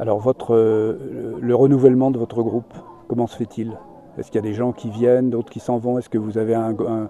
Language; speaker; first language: French; native; French